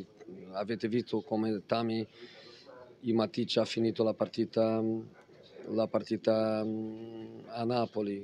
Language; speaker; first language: Italian; non-native, fluent; Portuguese